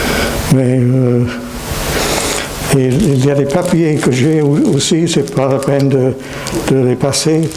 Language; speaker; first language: French; non-native, fluent; English